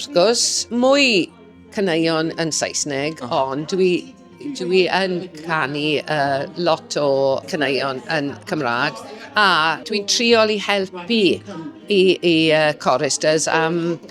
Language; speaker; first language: Welsh; non-native, local second language; English